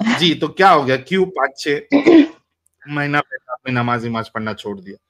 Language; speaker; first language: Hindi; native; Hindi